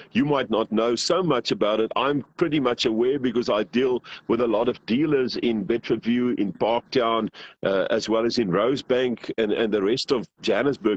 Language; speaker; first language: English; non-native, local second language; Afrikaans